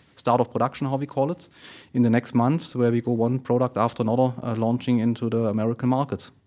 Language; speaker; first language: English; non-native, fluent; German